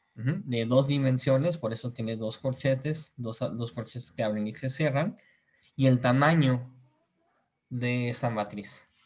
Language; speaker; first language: Spanish; native; Spanish